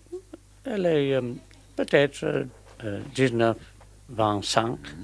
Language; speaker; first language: French; non-native, learner; English